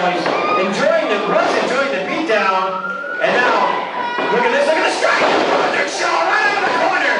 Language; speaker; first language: English; native; English